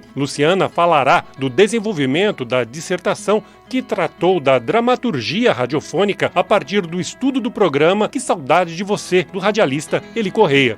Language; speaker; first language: Portuguese; native; Portuguese